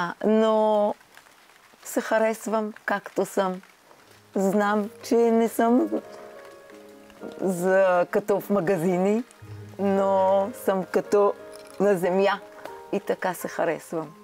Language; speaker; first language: Bulgarian; non-native, fluent; Hebrew